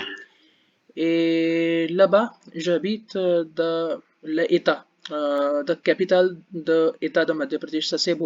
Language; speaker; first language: French; non-native, learner; Hindi